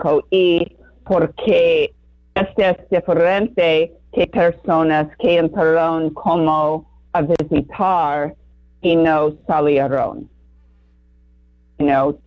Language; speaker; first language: Spanish; non-native, learner; English